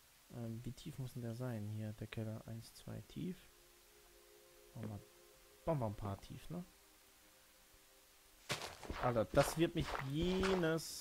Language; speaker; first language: German; native; German